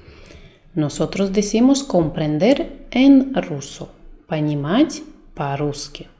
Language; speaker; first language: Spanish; non-native, fluent; Russian